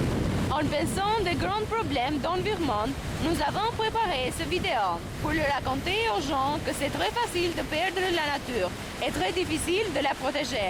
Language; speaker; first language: French; non-native, learner; Albanian